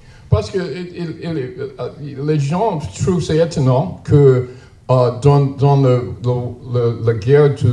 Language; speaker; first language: French; non-native, learner; English